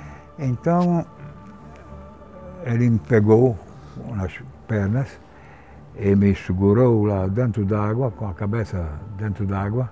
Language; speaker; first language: Portuguese; non-native, fluent; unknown